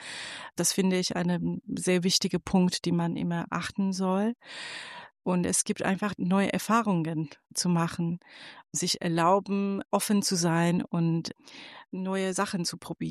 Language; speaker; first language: German; non-native, fluent; Persian